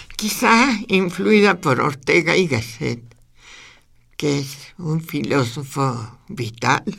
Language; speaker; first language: Spanish; native; Spanish